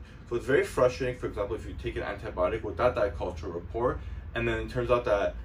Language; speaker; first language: English; native; English